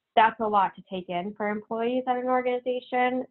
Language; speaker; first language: English; native; English